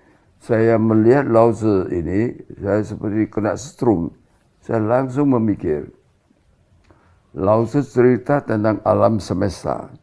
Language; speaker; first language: Indonesian; non-native, local second language; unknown